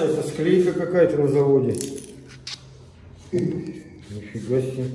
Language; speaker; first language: Russian; native; Russian